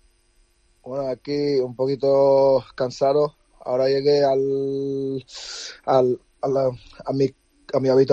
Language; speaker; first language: Spanish; non-native, fluent; Dutch